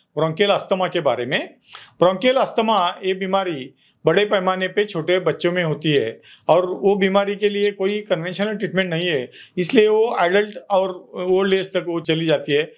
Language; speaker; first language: Hindi; non-native, local second language; Marathi